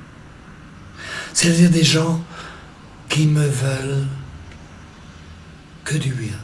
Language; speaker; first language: French; non-native, local second language; German